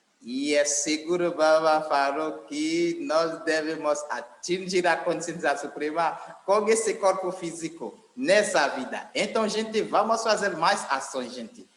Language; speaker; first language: Portuguese; non-native, fluent; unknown